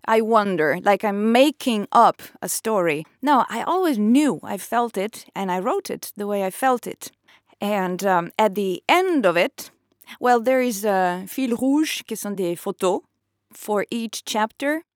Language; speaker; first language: English; non-native, fluent; Italian